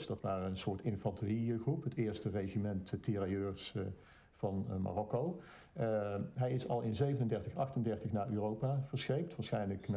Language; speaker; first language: Dutch; native; Dutch